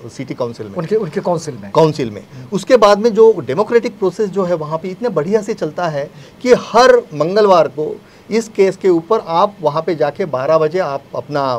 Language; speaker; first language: Hindi; native; Hindi